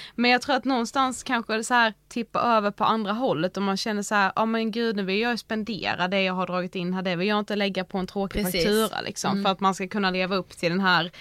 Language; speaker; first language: Swedish; native; Swedish